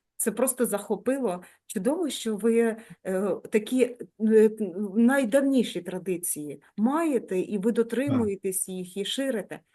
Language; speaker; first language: Ukrainian; native; Ukrainian